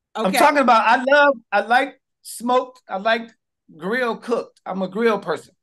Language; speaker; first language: English; native; English